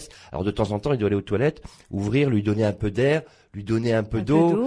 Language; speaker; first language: French; native; French